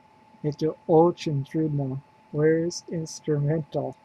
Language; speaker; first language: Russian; non-native, learner; English